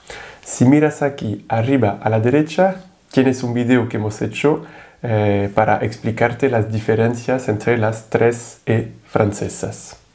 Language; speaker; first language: Spanish; non-native, fluent; French